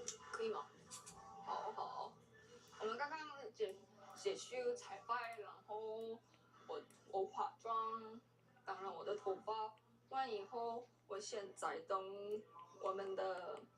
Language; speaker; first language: Chinese; non-native, learner; Korean